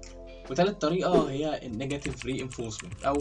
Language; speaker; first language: Arabic; native; Arabic